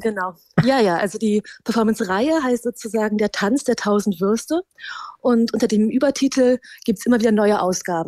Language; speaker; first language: German; native; German